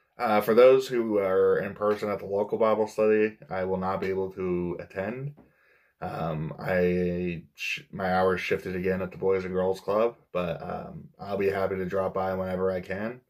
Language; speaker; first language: English; native; English